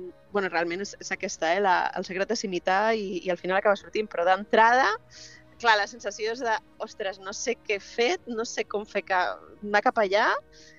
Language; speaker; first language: Catalan; native; Catalan